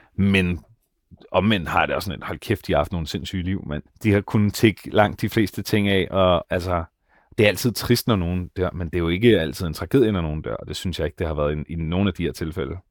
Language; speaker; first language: Danish; native; Danish